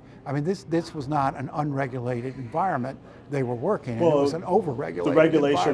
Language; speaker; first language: English; native; English